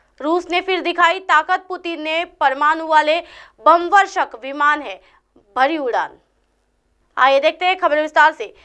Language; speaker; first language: Hindi; native; Hindi